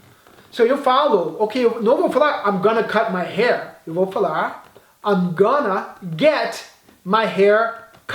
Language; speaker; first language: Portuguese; non-native, fluent; English